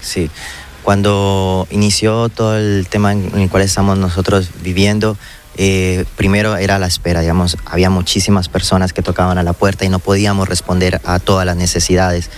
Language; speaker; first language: Spanish; native; Spanish